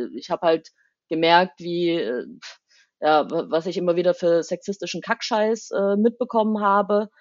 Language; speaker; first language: German; native; German